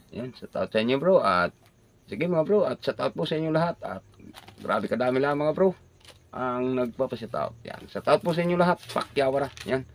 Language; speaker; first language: Filipino; non-native, local second language; Bikol